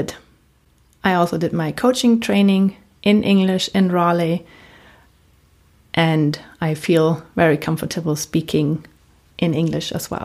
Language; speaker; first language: English; non-native, fluent; German